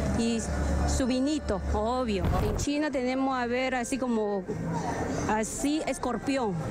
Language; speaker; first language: Spanish; early bilingual, other home language; Chinese